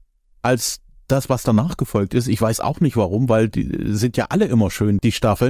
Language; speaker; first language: German; native; German